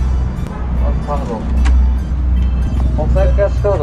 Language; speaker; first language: Japanese; native; Japanese